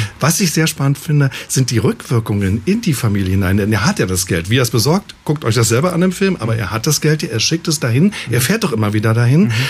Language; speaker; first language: German; native; German